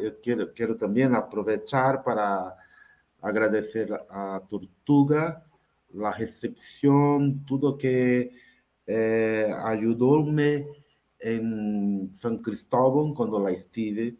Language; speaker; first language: Spanish; non-native, learner; Portuguese